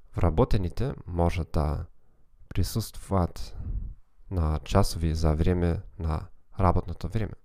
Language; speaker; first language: Macedonian; non-native, learner; German